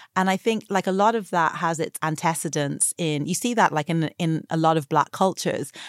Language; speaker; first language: English; native; English